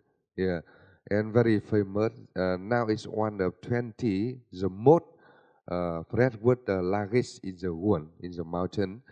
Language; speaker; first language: English; non-native, learner; Vietnamese